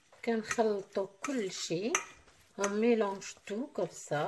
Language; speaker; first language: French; non-native, local second language; Arabic